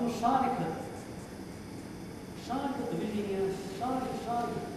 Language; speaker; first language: Russian; non-native, learner; Chinese